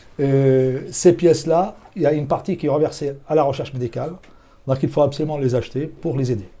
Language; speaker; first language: French; non-native, fluent; Arabic